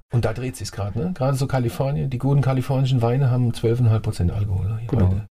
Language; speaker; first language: German; native; German